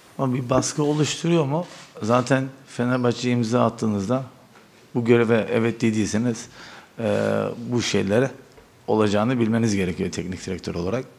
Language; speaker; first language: Turkish; early bilingual, heritage; Turkish